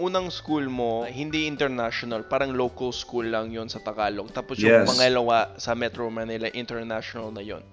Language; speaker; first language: Filipino; non-native, fluent; English